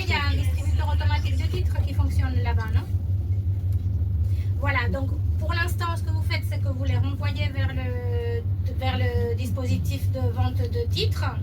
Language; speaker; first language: French; native; French